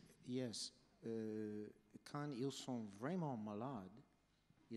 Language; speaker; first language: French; non-native, fluent; English